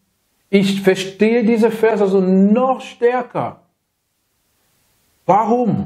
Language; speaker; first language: German; non-native, learner; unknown